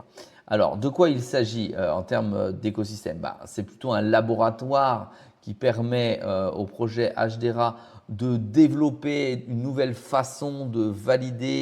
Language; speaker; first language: French; native; French